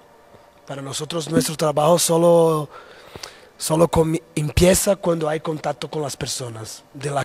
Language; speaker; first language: Spanish; non-native, fluent; Portuguese